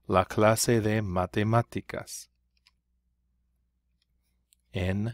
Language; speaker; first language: Spanish; non-native, fluent; English